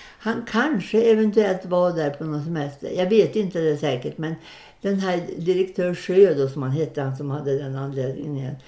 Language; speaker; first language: Swedish; native; Swedish